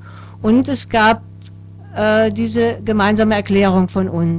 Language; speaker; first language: German; native; German